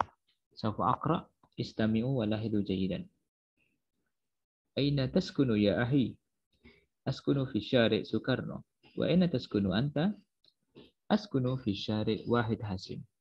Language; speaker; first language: Arabic; non-native, fluent; Indonesian